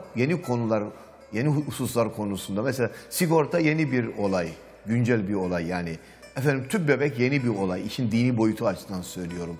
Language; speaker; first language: Turkish; native; Turkish